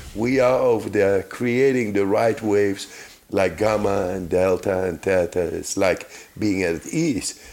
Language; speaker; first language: English; non-native, fluent; Dutch